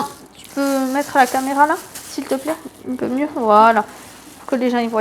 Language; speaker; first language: French; native; French